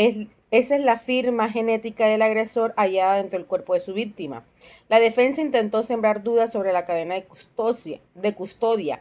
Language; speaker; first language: Spanish; native; Spanish